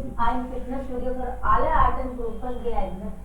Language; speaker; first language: German; non-native, learner; Hindi